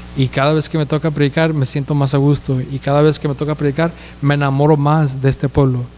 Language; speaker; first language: Spanish; early bilingual, heritage; Spanish